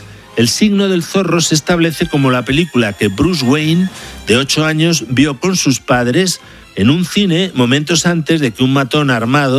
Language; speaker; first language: Spanish; native; Spanish